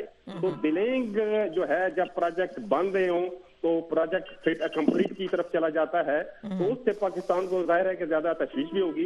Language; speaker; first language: Urdu; native; Urdu